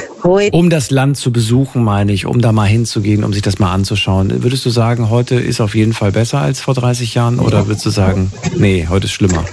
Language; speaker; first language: German; native; German